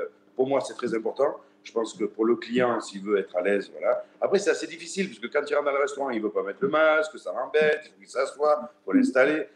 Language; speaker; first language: French; native; French